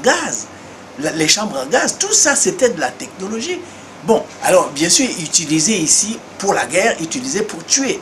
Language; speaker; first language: French; non-native, local second language; Duala